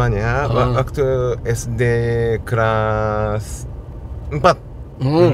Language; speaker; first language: Indonesian; non-native, fluent; Japanese